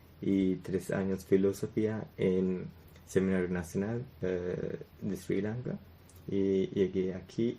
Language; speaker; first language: Spanish; non-native, learner; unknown